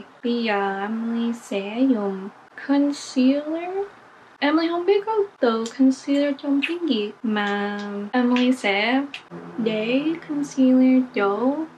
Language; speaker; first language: Vietnamese; early bilingual, heritage; English